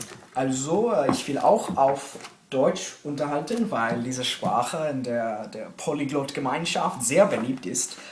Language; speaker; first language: German; non-native, learner; English